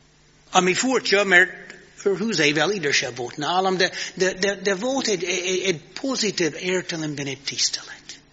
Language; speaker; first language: Hungarian; non-native, fluent; English